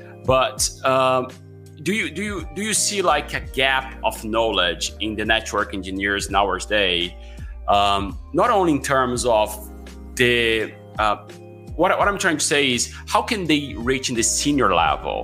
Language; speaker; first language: English; non-native, fluent; Portuguese